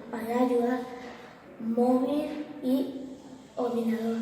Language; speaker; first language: Catalan; early bilingual, other home language; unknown